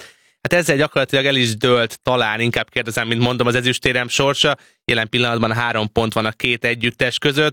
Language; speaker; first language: Hungarian; native; Hungarian